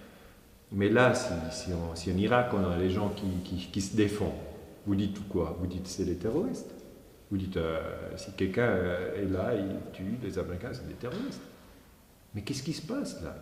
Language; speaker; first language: French; non-native, local second language; German